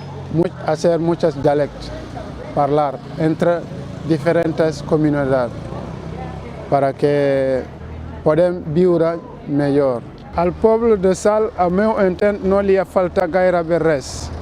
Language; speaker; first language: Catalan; non-native, fluent; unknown